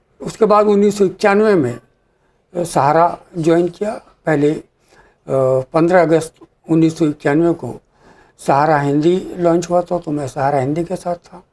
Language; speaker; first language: Urdu; native; Urdu